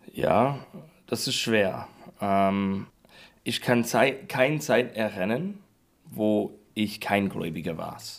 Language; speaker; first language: German; non-native, learner; English